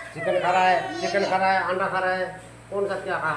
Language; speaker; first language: Hindi; non-native, local second language; Odia